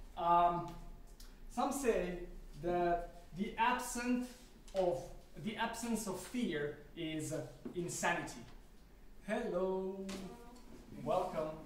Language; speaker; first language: English; non-native, fluent; Slovak